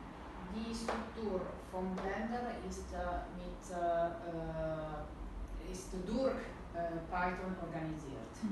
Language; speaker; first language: German; non-native, learner; Italian